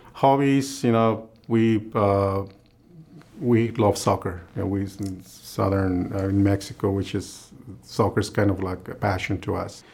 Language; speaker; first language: English; non-native, fluent; Spanish